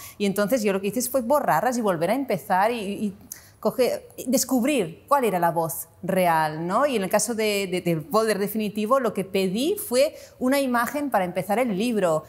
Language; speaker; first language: Spanish; non-native, local second language; Catalan